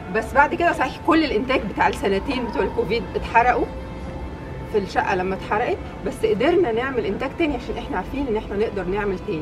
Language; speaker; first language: Arabic; native; Arabic